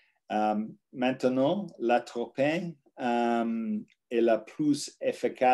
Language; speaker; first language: French; non-native, learner; English